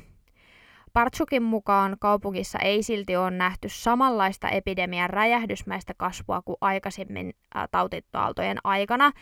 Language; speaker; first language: Finnish; native; Finnish